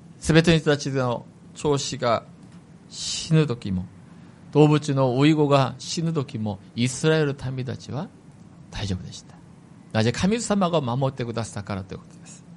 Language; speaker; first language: Japanese; non-native, fluent; Korean